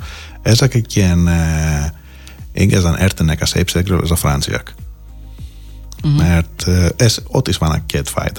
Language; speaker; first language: Hungarian; non-native, learner; Greek